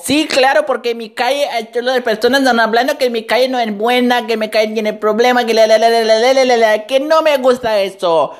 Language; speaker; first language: Spanish; non-native, learner; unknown